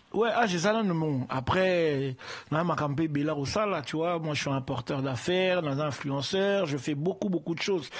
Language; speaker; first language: French; early bilingual, other home language; Lingala